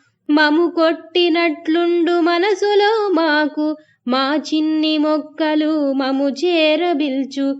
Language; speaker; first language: Telugu; native; Telugu